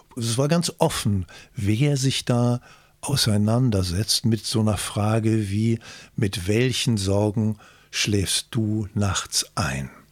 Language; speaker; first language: German; native; German